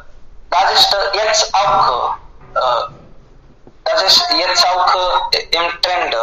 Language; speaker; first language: German; non-native, learner; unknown